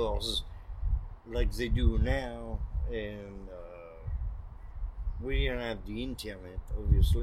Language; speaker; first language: English; non-native, fluent; French